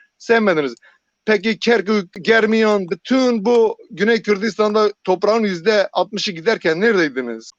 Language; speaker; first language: Turkish; non-native, local second language; Kurdish